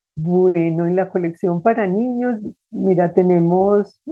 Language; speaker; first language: Spanish; native; Spanish